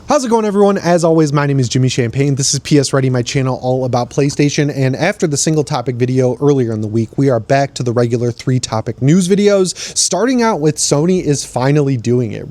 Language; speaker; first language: English; native; English